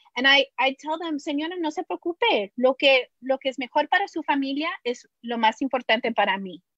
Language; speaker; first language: Spanish; early bilingual, heritage; Spanish